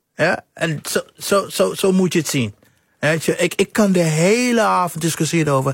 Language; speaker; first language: Dutch; non-native, fluent; English